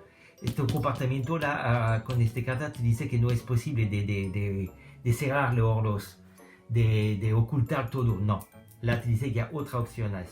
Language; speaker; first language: Spanish; non-native, learner; French